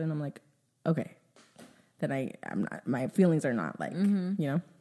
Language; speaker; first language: English; early bilingual, other home language; Spanish